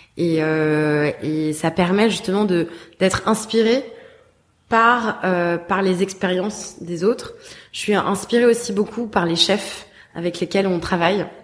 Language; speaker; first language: French; native; French